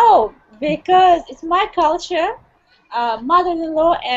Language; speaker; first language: English; non-native, learner; Russian